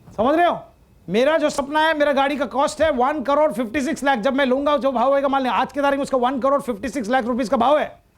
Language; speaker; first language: Hindi; non-native, local second language; Malayalam